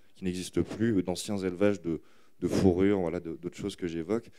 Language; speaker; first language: French; native; French